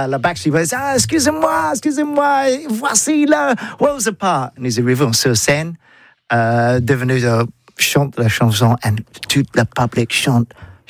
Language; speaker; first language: French; non-native, learner; English